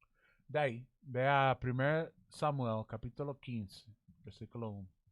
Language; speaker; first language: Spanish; non-native, learner; English